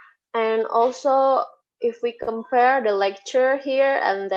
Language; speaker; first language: English; non-native, fluent; Indonesian